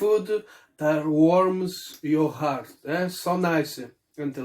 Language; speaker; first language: English; non-native, learner; Portuguese